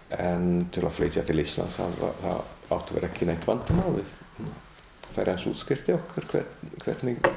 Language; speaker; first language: Icelandic; non-native, fluent; Hungarian